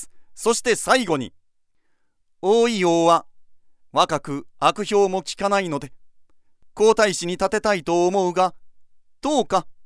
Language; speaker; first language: Japanese; native; Japanese